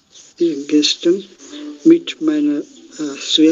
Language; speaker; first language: German; non-native, learner; Bangla